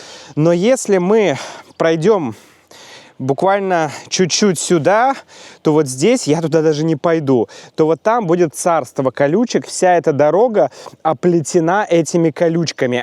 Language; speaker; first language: Russian; native; Russian